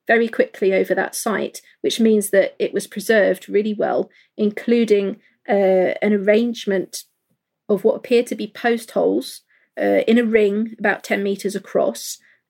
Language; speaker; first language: English; native; English